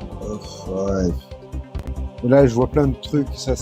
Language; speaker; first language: French; native; French